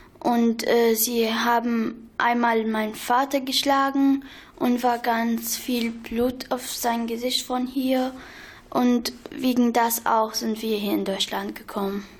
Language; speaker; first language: German; non-native, learner; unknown